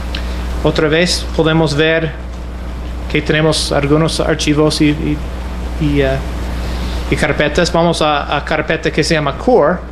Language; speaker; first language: Spanish; non-native, fluent; English